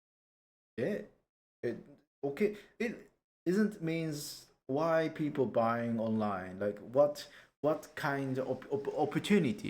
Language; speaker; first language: English; non-native, learner; Japanese